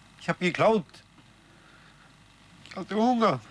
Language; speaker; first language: German; non-native, fluent; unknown